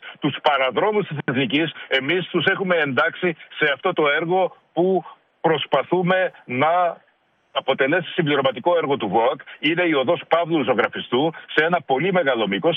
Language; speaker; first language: Greek; native; Greek